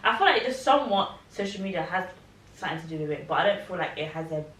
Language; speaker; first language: English; native; English